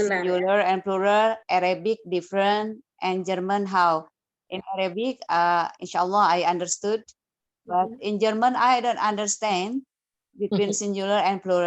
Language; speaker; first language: English; non-native, learner; Indonesian